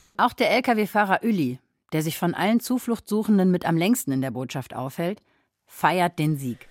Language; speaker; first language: German; native; German